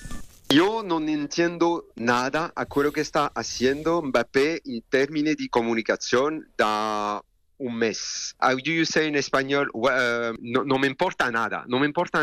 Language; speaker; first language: Spanish; non-native, learner; French